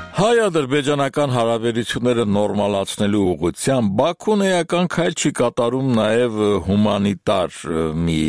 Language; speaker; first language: Armenian; native; Armenian